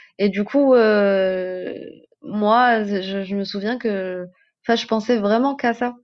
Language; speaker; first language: French; non-native, local second language; Arabic